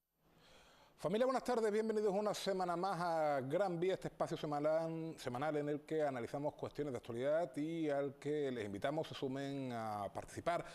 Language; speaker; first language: Spanish; native; Spanish